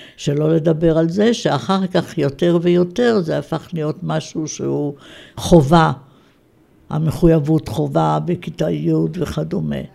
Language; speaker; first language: Hebrew; native; Hebrew